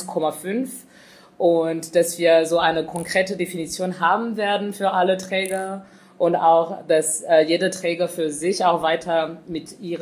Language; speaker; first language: German; non-native, fluent; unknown